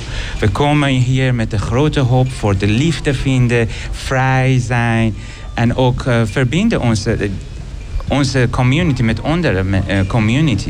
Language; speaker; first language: Dutch; non-native, learner; Persian